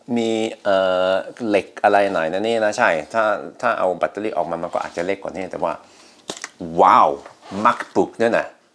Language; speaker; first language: Thai; non-native, fluent; Norwegian